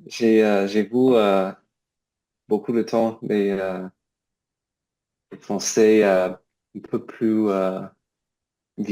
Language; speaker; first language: French; non-native, learner; English